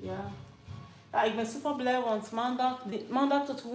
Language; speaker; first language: Dutch; non-native, learner; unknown